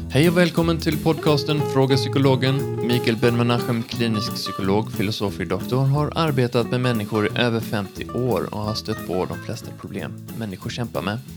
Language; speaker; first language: Swedish; native; Swedish